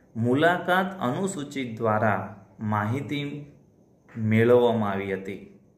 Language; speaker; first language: Gujarati; native; Gujarati